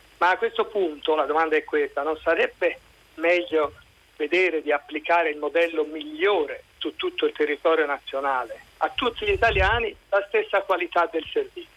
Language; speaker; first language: Italian; native; Italian